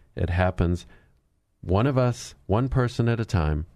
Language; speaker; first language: English; native; English